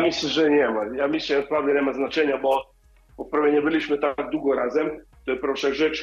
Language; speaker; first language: Polish; non-native, learner; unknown